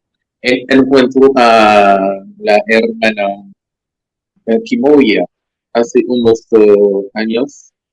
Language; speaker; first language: Spanish; non-native, learner; French